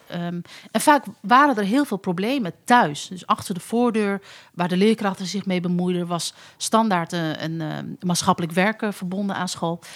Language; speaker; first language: Dutch; early bilingual, other home language; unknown